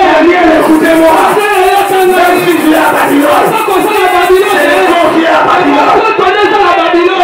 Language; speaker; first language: French; non-native, local second language; Lingala